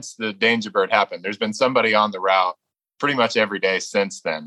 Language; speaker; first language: English; native; English